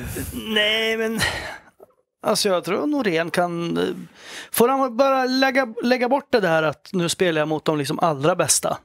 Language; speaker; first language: Swedish; native; Swedish